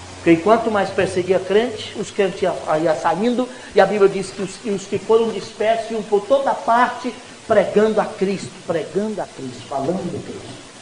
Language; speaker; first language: Portuguese; native; Portuguese